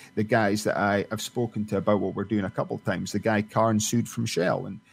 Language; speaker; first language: English; native; English